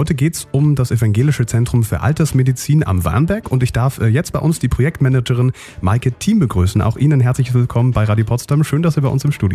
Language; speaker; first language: German; native; German